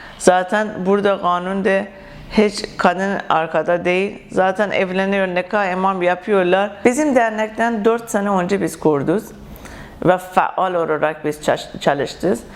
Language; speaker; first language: Turkish; non-native, learner; Persian